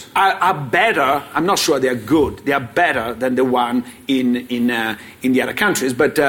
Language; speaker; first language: English; non-native, fluent; Italian